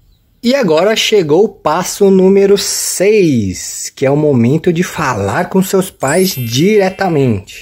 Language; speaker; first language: Portuguese; native; Portuguese